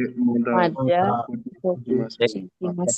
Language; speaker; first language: Japanese; non-native, learner; Indonesian